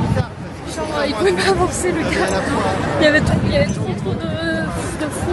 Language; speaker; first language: French; native; French